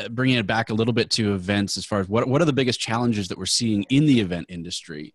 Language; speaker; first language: English; native; English